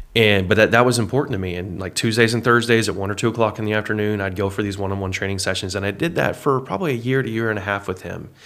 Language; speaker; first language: English; native; English